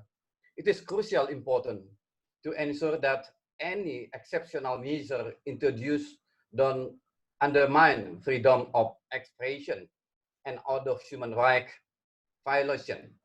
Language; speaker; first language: English; non-native, learner; Indonesian